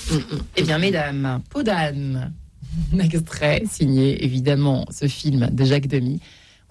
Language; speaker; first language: French; native; French